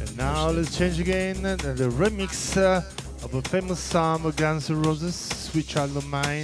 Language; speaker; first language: English; non-native, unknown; Italian